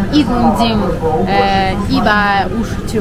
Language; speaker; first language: Chinese; non-native, learner; Russian